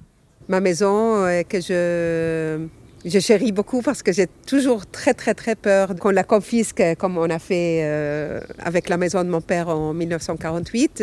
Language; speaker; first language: French; non-native, fluent; Arabic